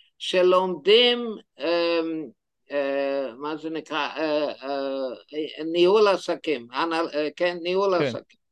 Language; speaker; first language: Hebrew; non-native, fluent; English